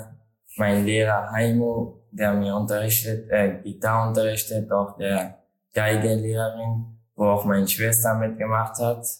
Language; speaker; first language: German; non-native, learner; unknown